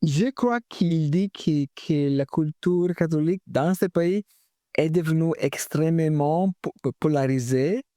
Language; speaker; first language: French; non-native, fluent; Italian